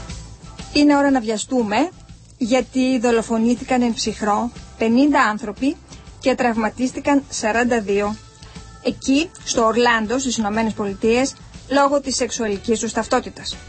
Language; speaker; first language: Greek; native; Greek